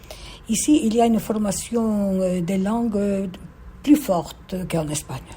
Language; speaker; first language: French; non-native, fluent; Spanish